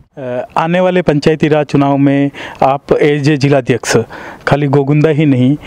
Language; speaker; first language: Hindi; native; Hindi